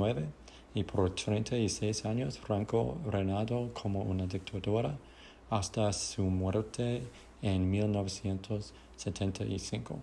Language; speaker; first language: Spanish; non-native, learner; English